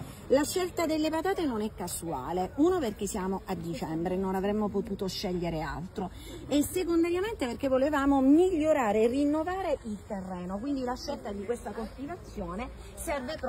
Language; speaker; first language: Italian; native; Italian